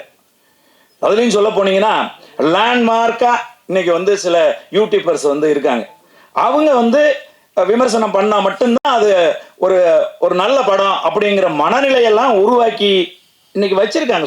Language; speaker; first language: Tamil; native; Tamil